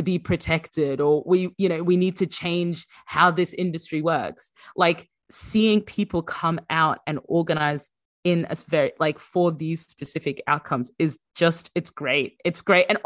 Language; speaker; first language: English; native; English